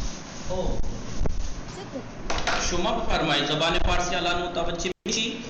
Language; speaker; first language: Persian; non-native, fluent; Urdu